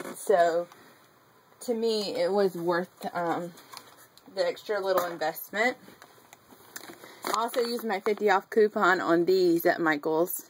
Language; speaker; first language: English; native; English